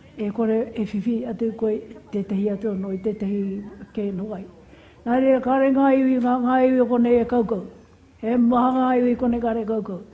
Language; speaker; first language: Māori; native; Māori